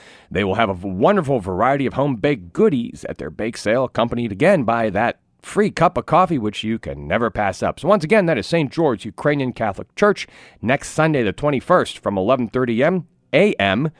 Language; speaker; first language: English; native; English